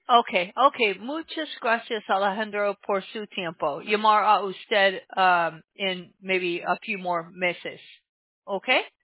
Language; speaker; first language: Spanish; non-native, learner; English